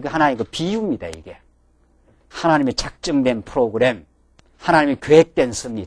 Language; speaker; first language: Korean; native; Korean